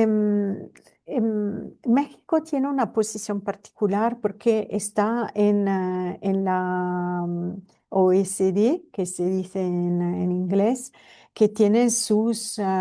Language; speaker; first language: Spanish; non-native, fluent; Italian